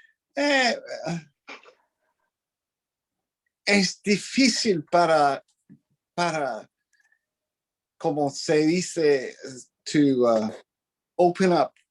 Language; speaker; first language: Spanish; non-native, learner; English